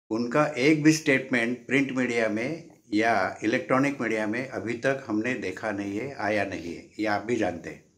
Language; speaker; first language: Hindi; non-native, local second language; Marathi